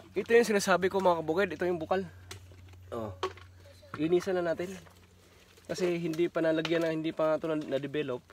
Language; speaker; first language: Filipino; non-native, local second language; Cebuano